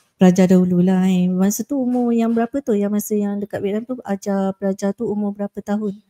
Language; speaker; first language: Malay; native; Malay